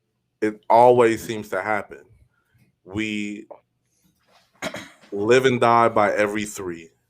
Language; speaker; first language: English; native; English